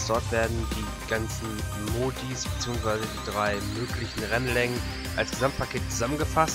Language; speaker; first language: German; native; German